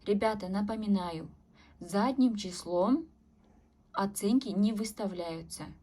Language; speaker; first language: Russian; non-native, local second language; Kazakh